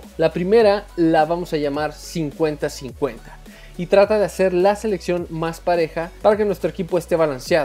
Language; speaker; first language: Spanish; native; Spanish